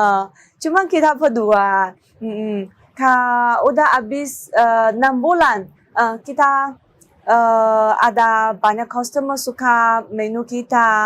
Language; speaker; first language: Indonesian; non-native, learner; Chinese